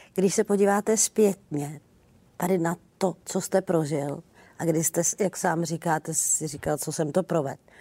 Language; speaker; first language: Czech; native; Czech